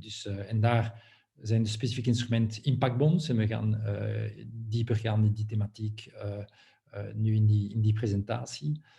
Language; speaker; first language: Dutch; non-native, local second language; French